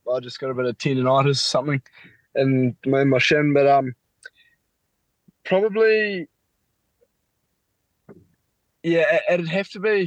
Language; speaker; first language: English; native; English